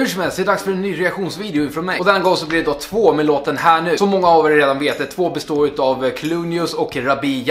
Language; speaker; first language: Swedish; native; Swedish